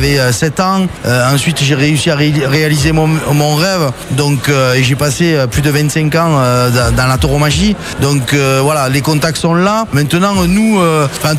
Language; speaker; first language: French; native; French